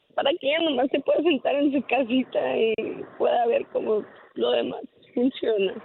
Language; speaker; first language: Spanish; early bilingual, heritage; Spanish